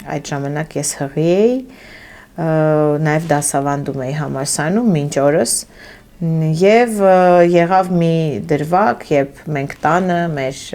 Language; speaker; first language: Armenian; early bilingual, heritage; Armenian